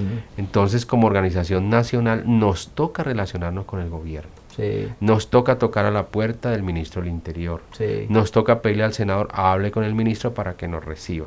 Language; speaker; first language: Spanish; native; Spanish